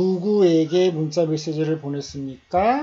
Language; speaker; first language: Korean; native; Korean